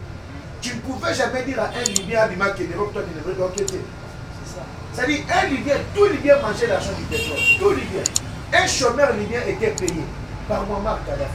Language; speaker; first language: French; non-native, local second language; Lingala